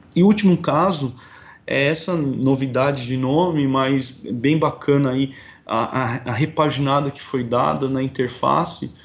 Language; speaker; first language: Portuguese; native; Portuguese